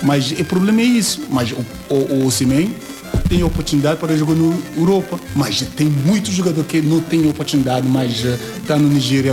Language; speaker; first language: Portuguese; non-native, learner; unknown